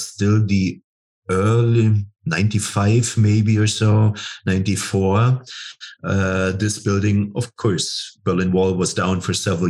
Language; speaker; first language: English; non-native, fluent; German